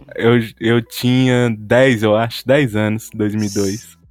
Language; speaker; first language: Portuguese; native; Portuguese